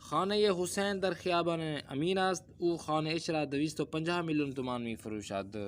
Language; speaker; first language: Persian; non-native, fluent; Urdu